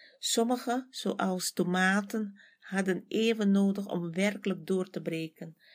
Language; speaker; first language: Dutch; native; Dutch